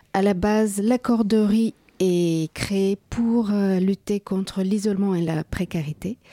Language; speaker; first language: French; non-native, fluent; Bulgarian